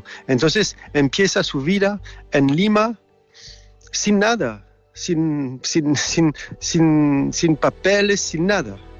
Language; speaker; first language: Spanish; non-native, learner; French